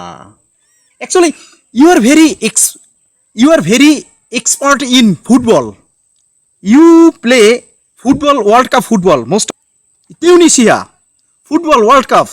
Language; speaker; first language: English; non-native, learner; Bangla